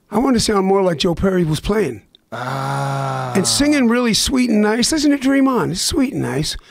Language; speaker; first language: English; native; English